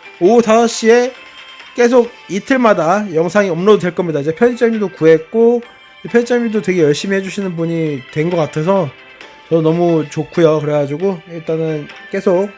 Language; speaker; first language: Korean; native; Korean